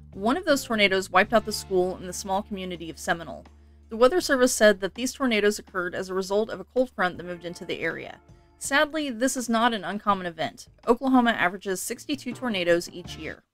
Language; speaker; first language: English; native; English